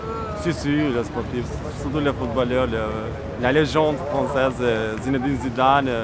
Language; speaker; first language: French; non-native, fluent; Albanian